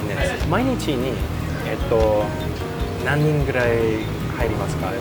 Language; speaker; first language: Japanese; non-native, learner; English